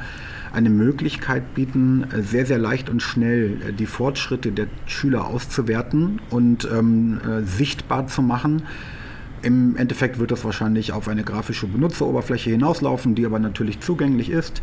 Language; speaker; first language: German; native; German